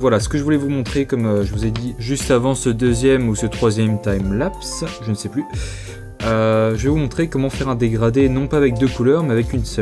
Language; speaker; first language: French; native; French